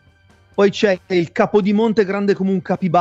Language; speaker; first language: Italian; native; Italian